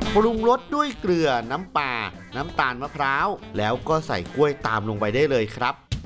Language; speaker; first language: Thai; native; Thai